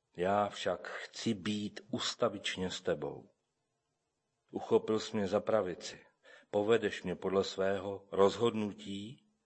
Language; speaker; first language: Czech; native; Czech